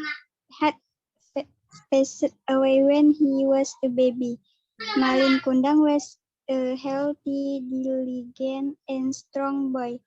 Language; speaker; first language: English; non-native, learner; Indonesian